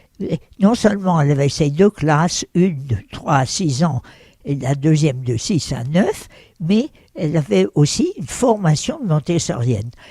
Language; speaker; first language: French; early bilingual, other home language; Russian